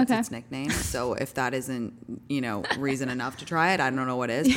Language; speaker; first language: English; native; English